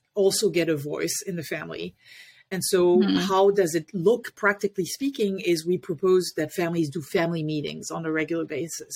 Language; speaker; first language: English; non-native, fluent; French